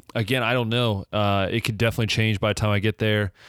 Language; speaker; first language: English; native; English